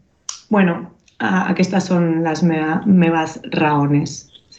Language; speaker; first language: Catalan; non-native, fluent; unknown